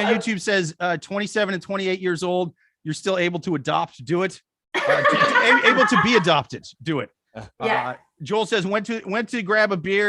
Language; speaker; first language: English; native; English